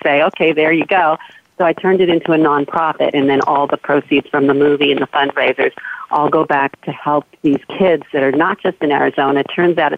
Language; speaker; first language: English; native; English